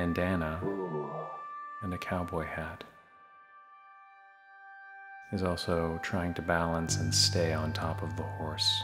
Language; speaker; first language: English; native; English